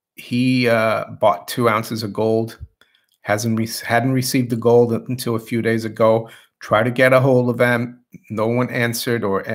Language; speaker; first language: English; non-native, fluent; Portuguese